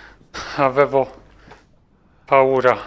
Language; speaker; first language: Italian; non-native, fluent; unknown